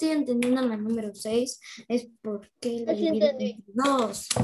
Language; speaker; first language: Spanish; native; Spanish